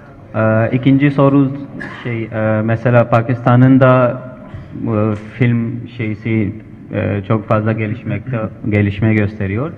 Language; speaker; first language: Turkish; non-native, fluent; Urdu